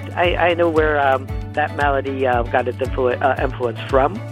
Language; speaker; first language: English; native; English